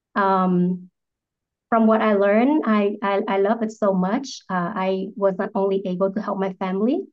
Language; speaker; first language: English; non-native, fluent; Vietnamese